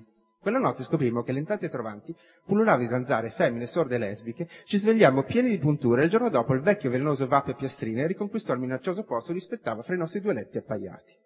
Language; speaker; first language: Italian; native; Italian